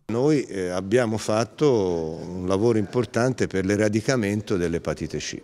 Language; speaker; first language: Italian; native; Italian